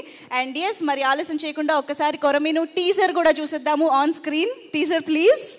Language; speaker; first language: Telugu; native; Telugu